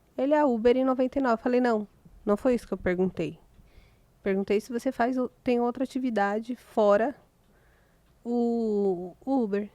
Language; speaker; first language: Portuguese; native; Portuguese